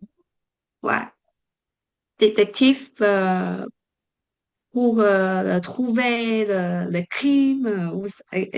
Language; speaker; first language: French; non-native, learner; Chinese